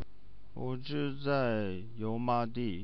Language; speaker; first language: Chinese; non-native, learner; Japanese